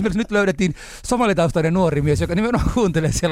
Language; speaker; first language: Finnish; early bilingual, other home language; Somali